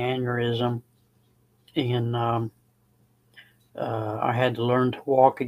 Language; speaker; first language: English; native; English